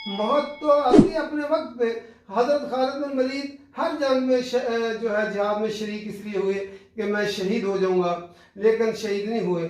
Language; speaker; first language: Urdu; non-native, local second language; Punjabi